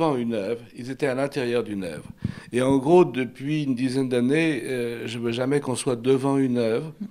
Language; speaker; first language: French; native; French